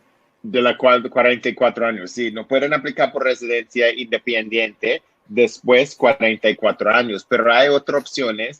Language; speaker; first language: Spanish; non-native, learner; English